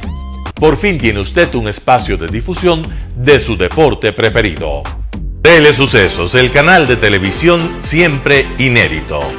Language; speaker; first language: Spanish; native; Spanish